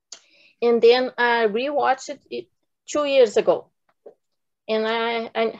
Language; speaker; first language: English; non-native, fluent; Portuguese